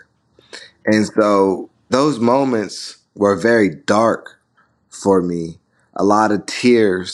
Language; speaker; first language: English; native; English